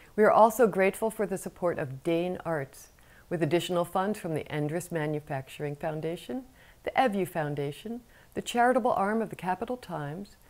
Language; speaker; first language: English; native; English